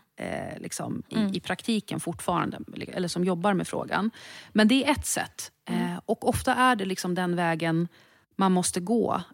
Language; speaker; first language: Swedish; native; Swedish